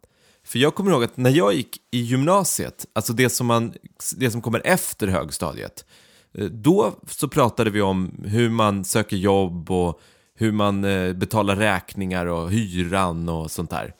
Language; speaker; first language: Swedish; native; Swedish